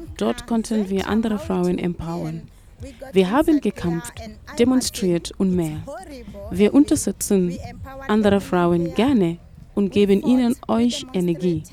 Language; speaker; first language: German; non-native, fluent; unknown